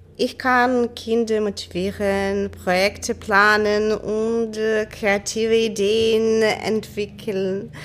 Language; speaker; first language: German; non-native, learner; Ukrainian